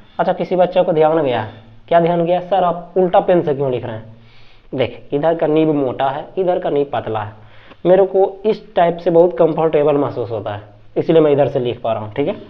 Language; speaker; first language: Hindi; native; Hindi